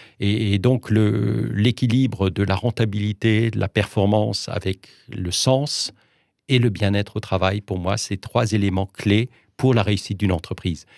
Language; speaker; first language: French; non-native, local second language; Swiss German